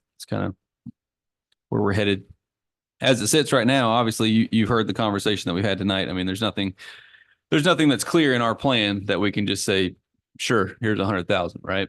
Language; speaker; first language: English; native; English